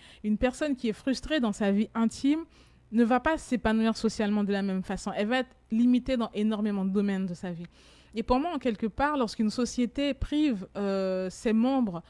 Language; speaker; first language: French; native; French